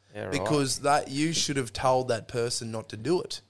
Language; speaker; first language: English; native; English